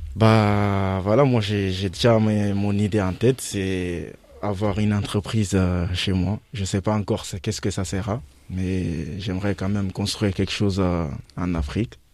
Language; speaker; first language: French; non-native, local second language; Fula